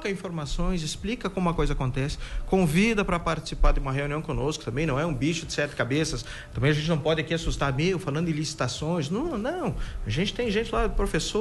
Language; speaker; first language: Portuguese; native; Portuguese